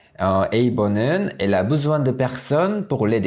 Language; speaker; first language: French; non-native, fluent; Korean